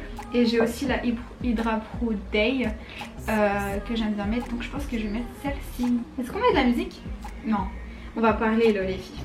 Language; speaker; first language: French; native; French